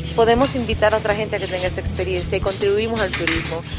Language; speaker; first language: Spanish; native; Spanish